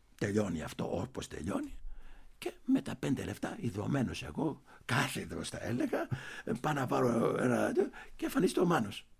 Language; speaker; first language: Greek; early bilingual, heritage; Greek